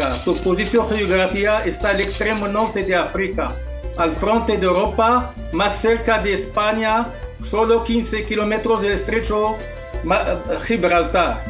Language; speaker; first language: Spanish; non-native, fluent; Arabic